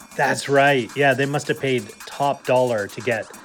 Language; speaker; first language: English; native; English